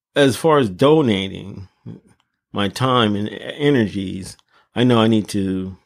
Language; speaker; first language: English; native; English